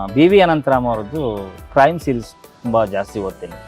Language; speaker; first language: Kannada; native; Kannada